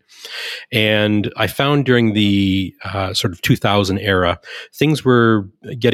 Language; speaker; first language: English; native; English